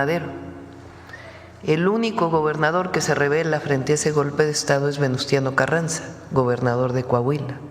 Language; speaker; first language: Spanish; native; Spanish